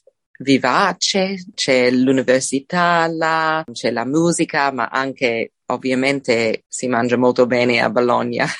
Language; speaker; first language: Italian; non-native, fluent; English